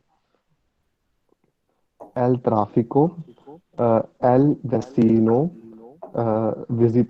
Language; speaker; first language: Spanish; non-native, learner; Hindi